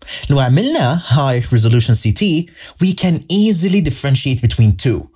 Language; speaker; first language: English; non-native, fluent; Arabic